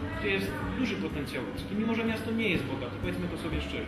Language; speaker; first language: Polish; native; Polish